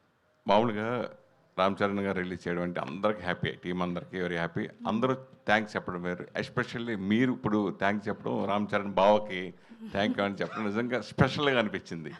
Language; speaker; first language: Telugu; native; Telugu